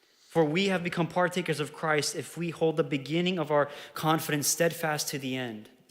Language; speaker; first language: English; early bilingual, other home language; Ukrainian